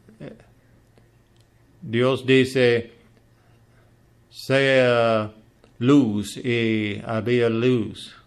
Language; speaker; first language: Spanish; non-native, learner; English